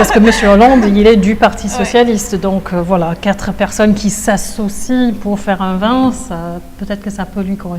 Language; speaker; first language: French; native; French